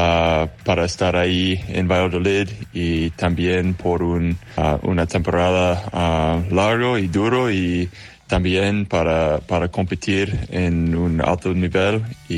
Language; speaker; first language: Spanish; non-native, fluent; English